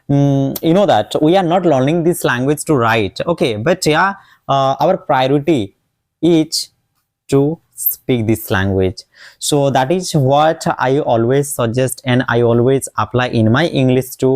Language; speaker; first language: English; non-native, local second language; Odia